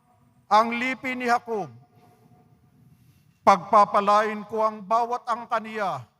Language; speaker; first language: Filipino; native; Filipino